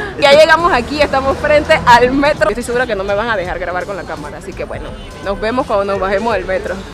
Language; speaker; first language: Spanish; native; Spanish